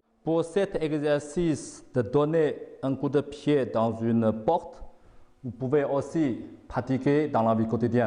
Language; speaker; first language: French; non-native, fluent; Chinese